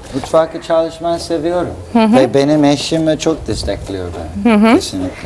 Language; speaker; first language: Turkish; non-native, learner; English